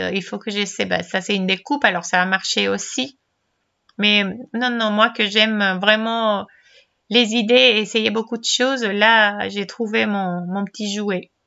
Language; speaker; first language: French; non-native, fluent; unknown